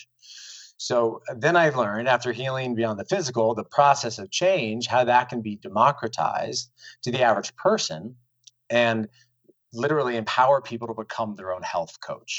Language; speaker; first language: English; native; English